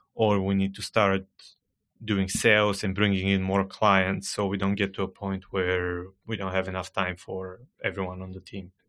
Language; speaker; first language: English; non-native, fluent; Bulgarian